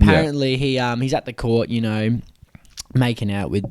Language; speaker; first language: English; native; English